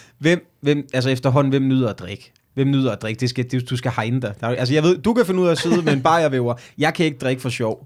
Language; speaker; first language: Danish; native; Danish